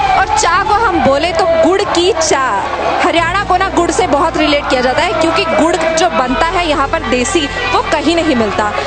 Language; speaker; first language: Hindi; native; Hindi